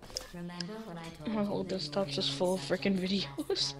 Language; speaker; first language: English; native; English